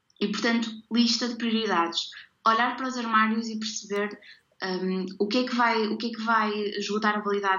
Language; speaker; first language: Portuguese; native; Portuguese